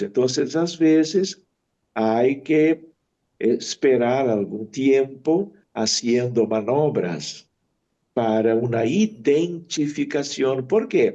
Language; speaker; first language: Spanish; non-native, fluent; Portuguese